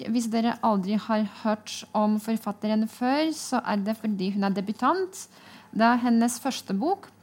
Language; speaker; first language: Norwegian; non-native, fluent; Polish